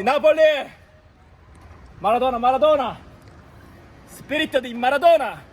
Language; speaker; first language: Italian; non-native, learner; Korean